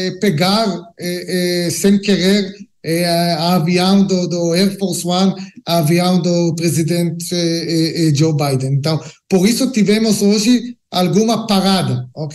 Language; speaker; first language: Portuguese; non-native, learner; Hebrew